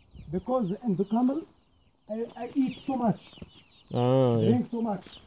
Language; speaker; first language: English; non-native, learner; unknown